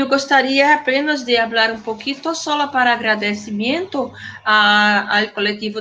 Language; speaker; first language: Spanish; non-native, fluent; Portuguese